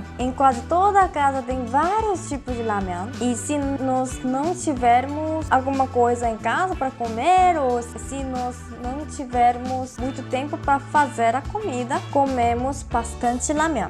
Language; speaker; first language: Portuguese; non-native, fluent; Korean